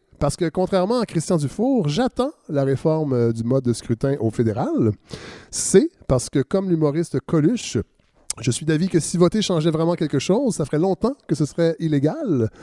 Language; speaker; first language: French; native; French